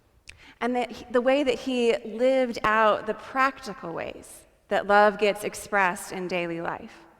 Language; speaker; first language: English; native; English